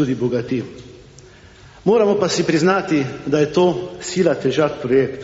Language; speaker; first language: Slovenian; native; Slovenian